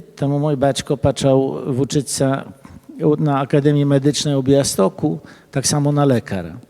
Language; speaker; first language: Polish; early bilingual, other home language; Belarusian